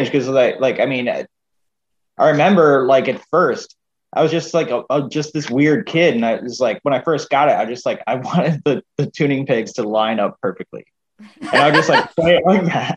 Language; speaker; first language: English; native; English